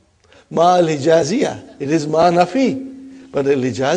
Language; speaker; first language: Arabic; non-native, fluent; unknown